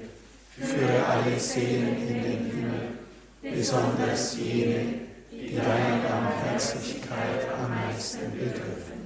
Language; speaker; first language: German; native; German